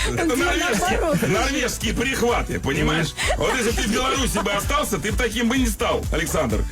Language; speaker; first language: Russian; native; Russian